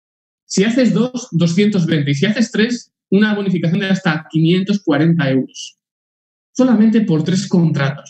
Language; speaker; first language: Spanish; native; Spanish